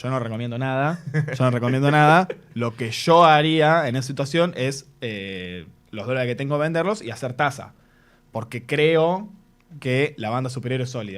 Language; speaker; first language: Spanish; native; Spanish